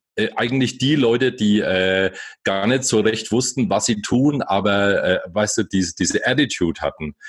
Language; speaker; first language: German; native; German